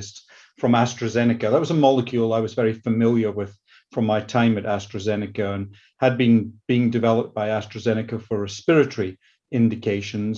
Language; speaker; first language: English; native; English